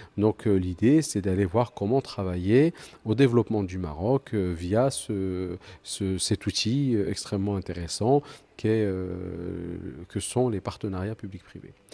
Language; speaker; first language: French; early bilingual, other home language; Arabic